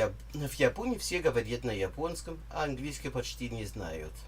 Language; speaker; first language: Russian; non-native, learner; English